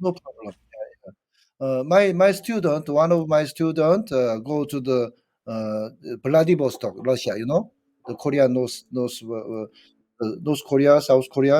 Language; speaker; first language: English; non-native, learner; Korean